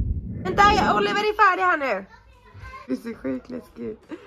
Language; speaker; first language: Swedish; native; Swedish